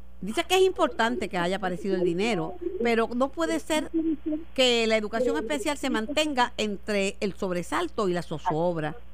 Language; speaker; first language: Spanish; native; Spanish